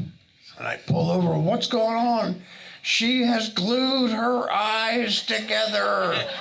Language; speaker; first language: English; native; English